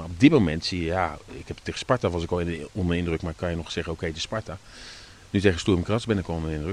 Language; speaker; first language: Dutch; native; Dutch